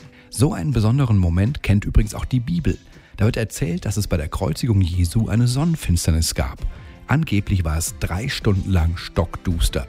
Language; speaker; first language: German; native; German